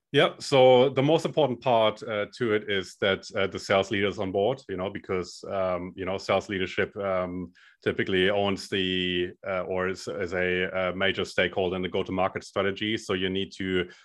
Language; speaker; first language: English; non-native, fluent; German